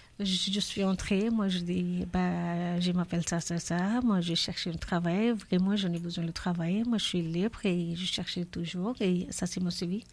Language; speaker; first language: French; non-native, learner; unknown